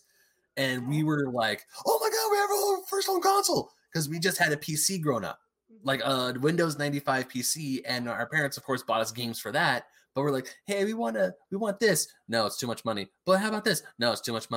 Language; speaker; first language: English; native; English